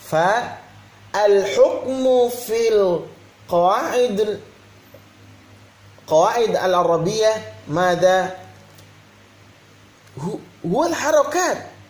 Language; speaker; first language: Arabic; non-native, fluent; Indonesian